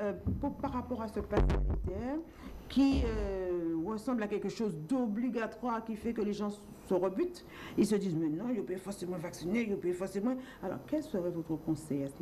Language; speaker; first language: French; native; French